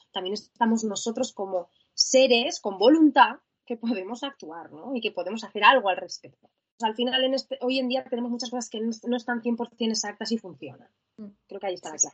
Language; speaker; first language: Spanish; native; Spanish